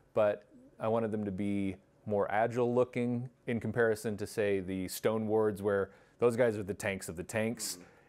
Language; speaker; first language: English; native; English